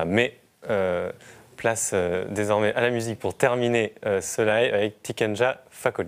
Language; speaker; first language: French; native; French